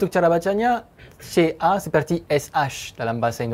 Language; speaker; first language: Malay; non-native, fluent; French